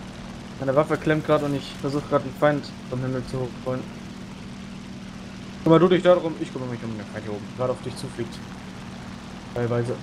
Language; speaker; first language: German; native; German